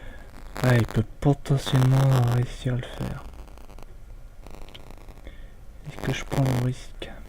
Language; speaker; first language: French; native; French